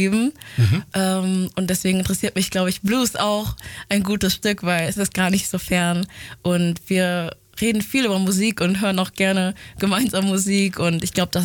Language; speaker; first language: German; native; German